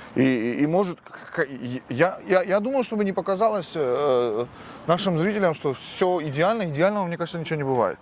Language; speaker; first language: Russian; non-native, local second language; Georgian